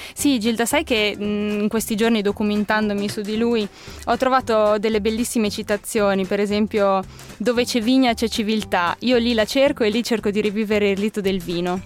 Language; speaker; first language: Italian; native; Italian